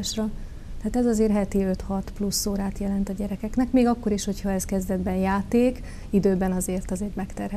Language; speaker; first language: Hungarian; native; Hungarian